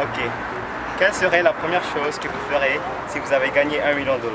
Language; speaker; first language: French; non-native, local second language; English